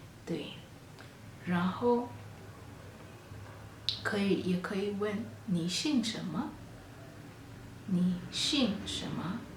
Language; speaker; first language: Chinese; non-native, fluent; Kalenjin